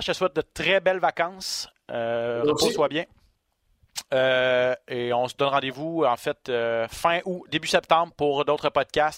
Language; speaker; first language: French; native; French